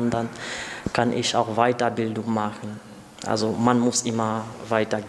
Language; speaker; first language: German; non-native, learner; Arabic